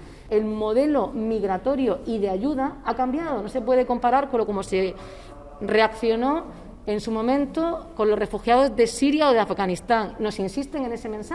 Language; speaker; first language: Spanish; native; Spanish